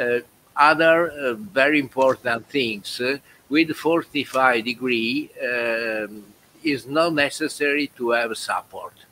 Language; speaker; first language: English; non-native, learner; Italian